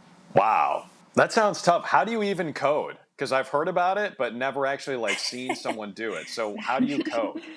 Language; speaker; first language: English; native; English